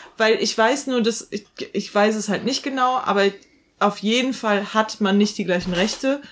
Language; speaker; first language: German; native; German